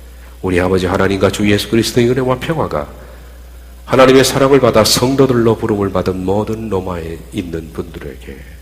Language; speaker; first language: Korean; native; Korean